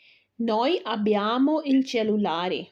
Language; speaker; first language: Italian; non-native, learner; Urdu